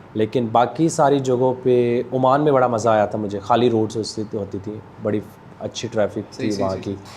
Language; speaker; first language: Urdu; non-native, local second language; Punjabi